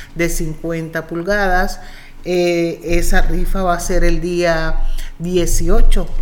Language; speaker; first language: Spanish; native; Spanish